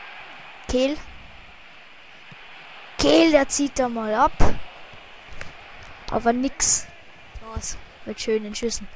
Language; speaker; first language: German; native; German